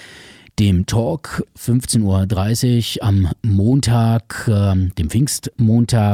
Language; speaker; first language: German; native; German